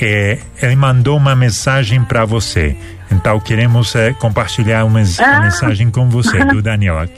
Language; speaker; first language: Portuguese; non-native, fluent; Spanish